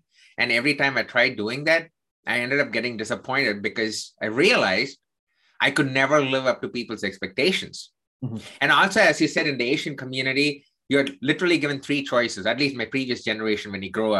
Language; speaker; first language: English; non-native, local second language; Tamil